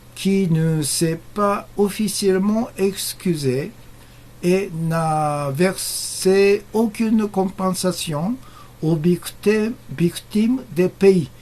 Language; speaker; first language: French; non-native, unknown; Japanese